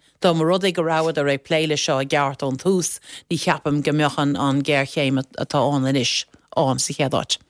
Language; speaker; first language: Irish; non-native, local second language; English